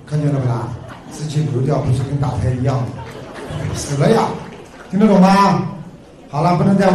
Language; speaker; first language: Chinese; native; Chinese